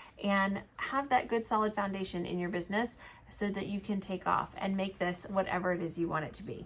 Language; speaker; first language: English; native; English